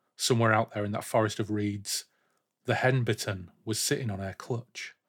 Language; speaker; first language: English; native; English